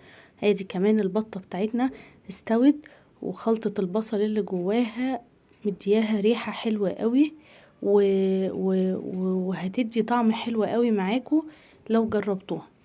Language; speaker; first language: Arabic; native; Arabic